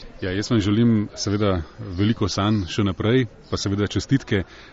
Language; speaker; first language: Slovenian; native; Slovenian